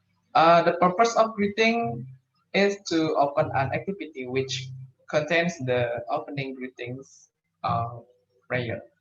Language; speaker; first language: English; non-native, learner; Indonesian